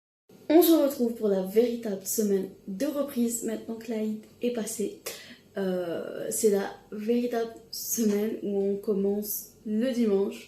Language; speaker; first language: French; non-native, local second language; Arabic